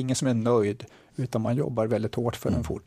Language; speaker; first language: Swedish; native; Swedish